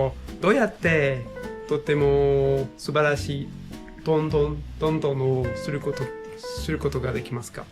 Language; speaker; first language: Japanese; non-native, learner; French